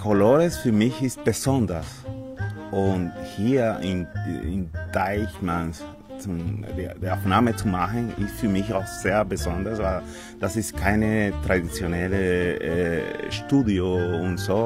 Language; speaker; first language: German; non-native, fluent; Spanish